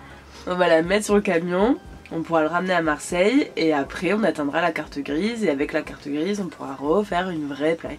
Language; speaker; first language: French; native; French